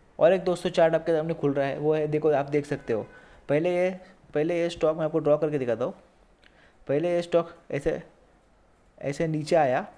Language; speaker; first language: Hindi; native; Hindi